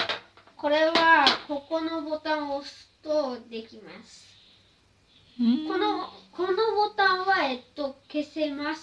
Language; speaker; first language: Japanese; early bilingual, other home language; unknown